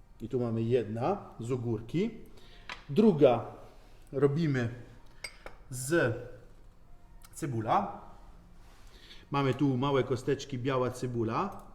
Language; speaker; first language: Polish; non-native, learner; Italian